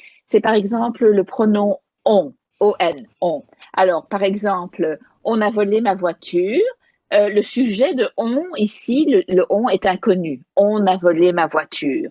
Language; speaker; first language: French; native; French